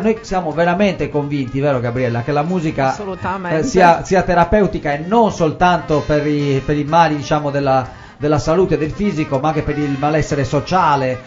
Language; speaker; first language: Italian; native; Italian